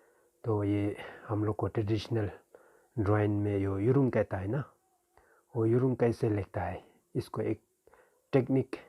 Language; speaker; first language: Hindi; non-native, fluent; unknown